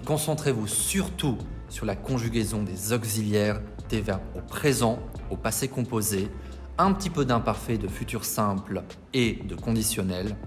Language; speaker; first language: French; native; French